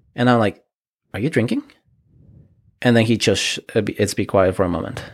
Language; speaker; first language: English; early bilingual, other home language; Spanish